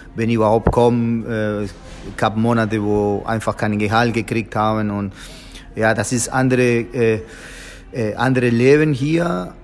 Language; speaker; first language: German; non-native, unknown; Spanish